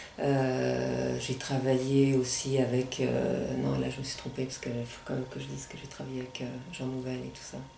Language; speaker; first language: French; non-native, local second language; German